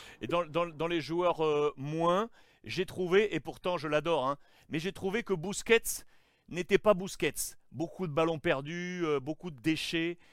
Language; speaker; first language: French; native; French